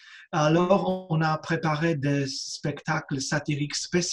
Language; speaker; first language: French; non-native, fluent; Polish